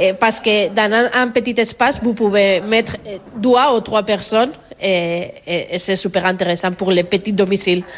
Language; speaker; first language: French; non-native, learner; Spanish